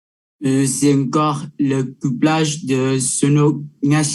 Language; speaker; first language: French; non-native, learner; Vietnamese